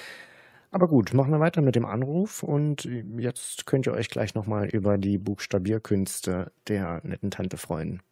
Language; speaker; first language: German; native; German